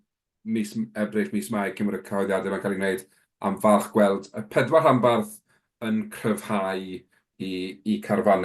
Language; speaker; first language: Welsh; native; Welsh